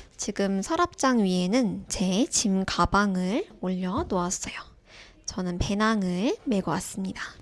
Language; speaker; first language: Korean; native; Korean